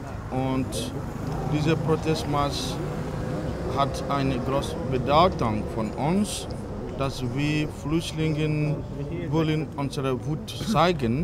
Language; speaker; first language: German; non-native, learner; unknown